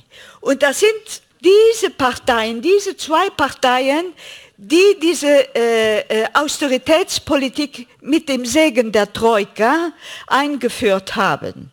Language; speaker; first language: German; non-native, fluent; Greek